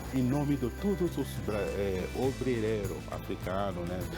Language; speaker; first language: Portuguese; non-native, fluent; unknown